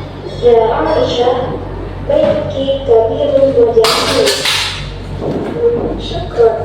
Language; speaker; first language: Arabic; non-native, learner; Indonesian